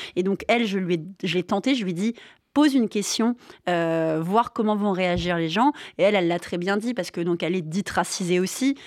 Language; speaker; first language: French; native; French